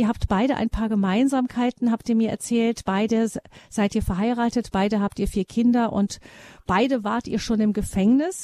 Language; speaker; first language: German; native; German